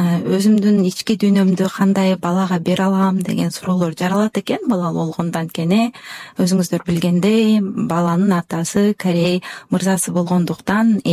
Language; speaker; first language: Korean; non-native, fluent; Kyrgyz